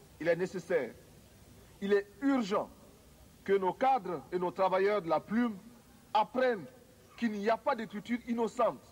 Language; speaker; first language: French; non-native, local second language; Mossi